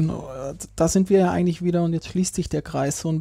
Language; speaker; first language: German; native; German